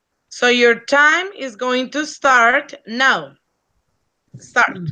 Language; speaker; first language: English; non-native, fluent; Spanish